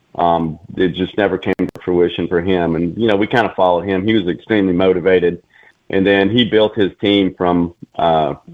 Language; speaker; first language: English; native; English